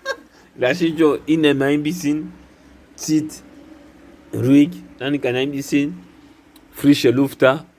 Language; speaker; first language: German; non-native, learner; Lingala